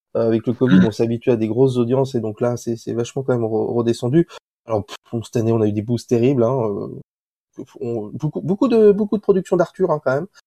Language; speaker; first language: French; native; French